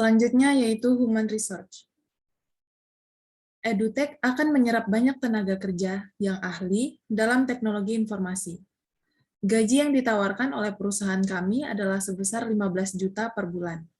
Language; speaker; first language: Indonesian; native; Indonesian